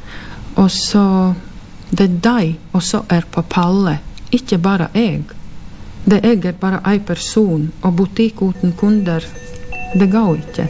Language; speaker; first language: Norwegian; non-native, fluent; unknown